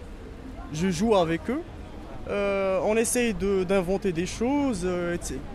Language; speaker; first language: French; non-native, local second language; Arabic